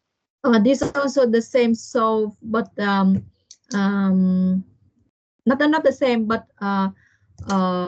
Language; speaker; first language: English; non-native, learner; Vietnamese